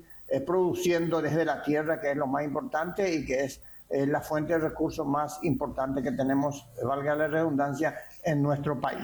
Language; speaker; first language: Spanish; native; Spanish